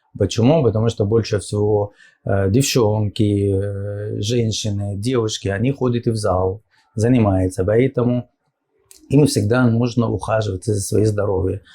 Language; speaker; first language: Russian; non-native, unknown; Arabic